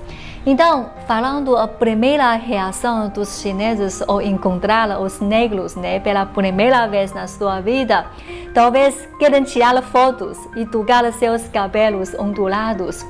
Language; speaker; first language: Portuguese; non-native, fluent; Chinese